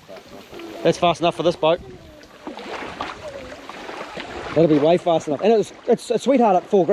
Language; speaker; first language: English; native; English